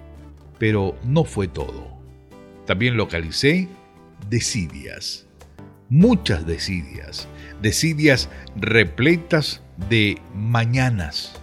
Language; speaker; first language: Spanish; native; Spanish